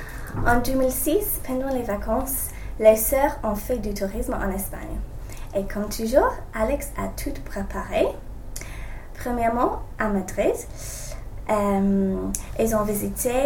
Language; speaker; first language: French; non-native, learner; English